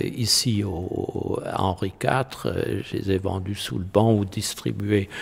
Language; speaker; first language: French; non-native, fluent; German